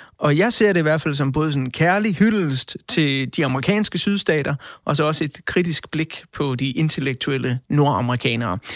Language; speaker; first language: Danish; native; Danish